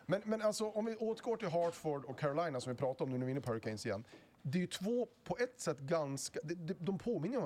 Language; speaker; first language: Swedish; native; Swedish